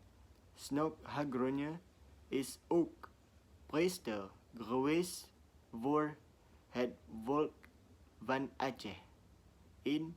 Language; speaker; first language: Dutch; non-native, learner; Indonesian